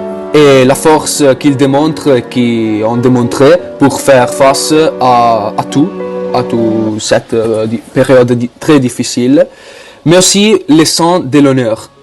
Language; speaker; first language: French; non-native, learner; Italian